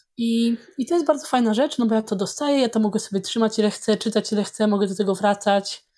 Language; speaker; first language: Polish; native; Polish